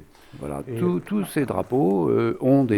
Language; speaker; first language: French; native; French